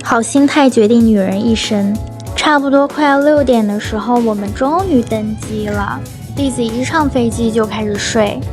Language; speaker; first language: Chinese; native; Chinese